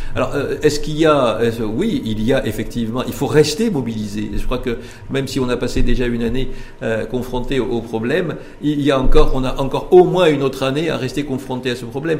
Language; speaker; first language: French; non-native, local second language; Arabic